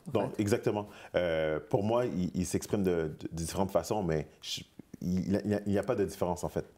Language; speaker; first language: French; native; French